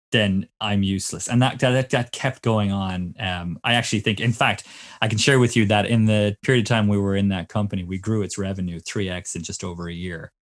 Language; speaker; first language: English; native; English